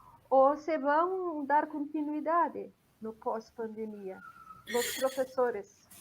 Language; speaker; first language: Spanish; non-native, fluent; Portuguese